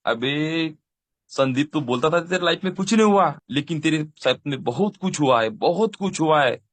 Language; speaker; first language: Hindi; non-native, local second language; Marathi